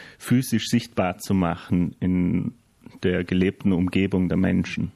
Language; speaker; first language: German; native; German